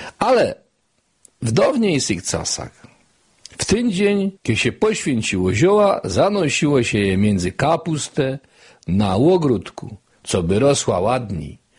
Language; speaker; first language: Polish; native; Polish